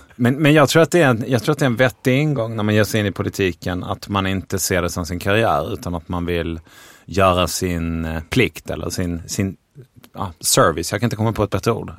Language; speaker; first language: Swedish; native; Swedish